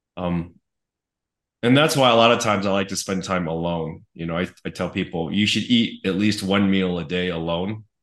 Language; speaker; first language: English; native; English